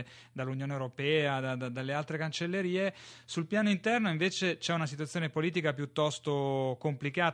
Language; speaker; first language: Italian; native; Italian